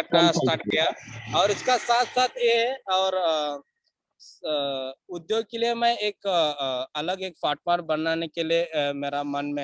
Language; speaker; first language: Hindi; non-native, local second language; Kannada